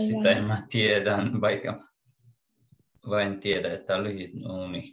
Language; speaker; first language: Finnish; non-native, learner; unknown